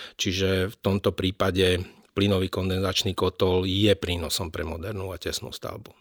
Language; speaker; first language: Slovak; native; Slovak